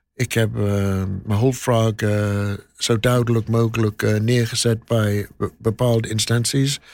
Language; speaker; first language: Dutch; non-native, learner; English